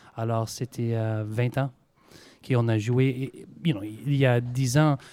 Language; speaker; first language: French; native; French